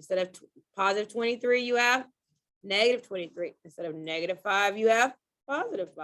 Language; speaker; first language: English; native; English